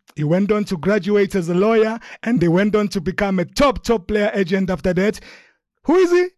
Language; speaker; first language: English; non-native, local second language; Zulu